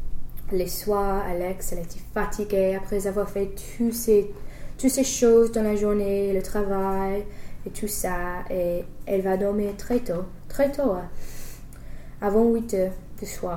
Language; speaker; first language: French; non-native, fluent; English